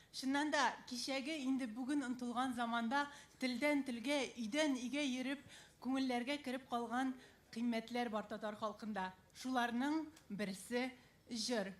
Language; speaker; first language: Tatar; native; Tatar